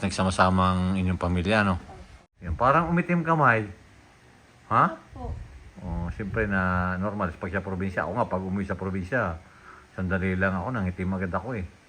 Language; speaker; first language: Filipino; native; Filipino